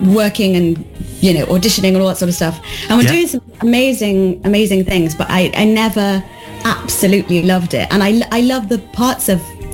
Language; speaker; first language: English; native; English